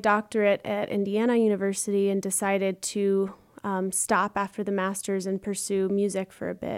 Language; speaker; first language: English; native; English